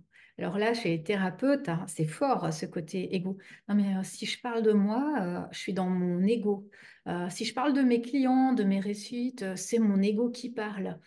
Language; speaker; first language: French; native; French